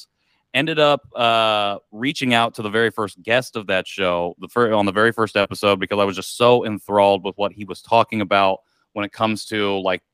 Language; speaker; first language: English; native; English